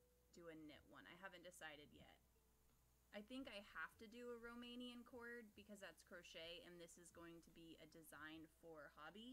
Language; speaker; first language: English; native; English